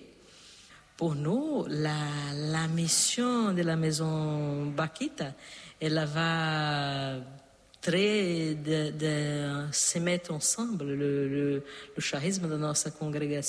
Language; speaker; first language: French; non-native, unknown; Portuguese